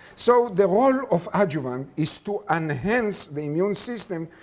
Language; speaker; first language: English; non-native, fluent; Hebrew